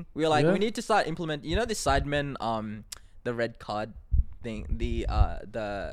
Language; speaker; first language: English; non-native, local second language; Sinhala